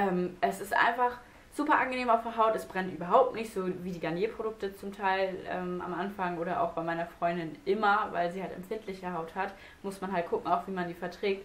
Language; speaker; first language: German; native; German